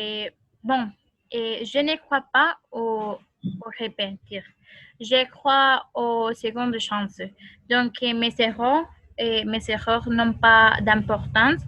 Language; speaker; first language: French; non-native, learner; Spanish